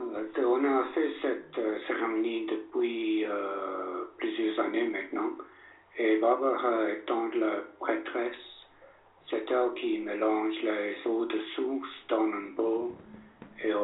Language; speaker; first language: French; non-native, fluent; English